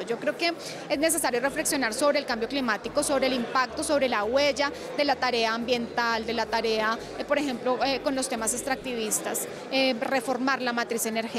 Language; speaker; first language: Spanish; native; Spanish